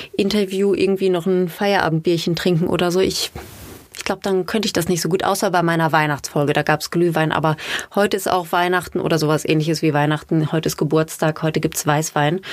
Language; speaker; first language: German; native; German